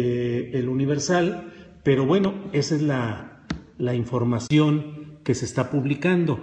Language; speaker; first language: Spanish; native; Spanish